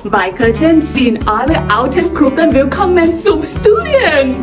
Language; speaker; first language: German; non-native, learner; Thai